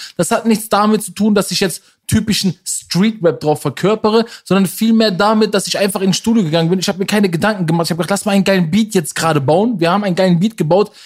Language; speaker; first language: German; early bilingual, other home language; Persian